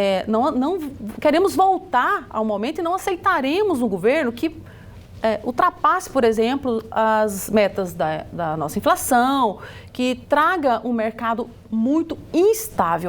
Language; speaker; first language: Portuguese; native; Portuguese